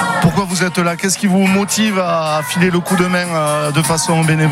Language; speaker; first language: French; native; French